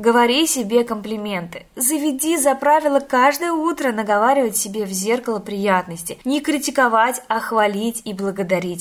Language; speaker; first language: Russian; native; Russian